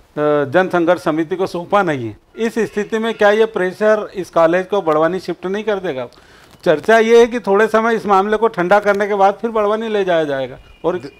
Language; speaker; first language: Hindi; native; Hindi